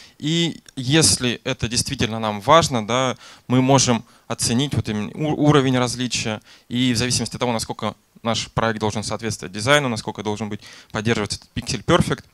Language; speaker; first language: Russian; native; Russian